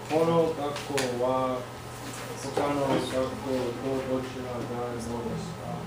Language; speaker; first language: Japanese; non-native, learner; English